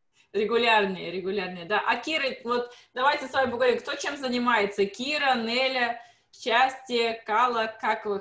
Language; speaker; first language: Russian; native; Russian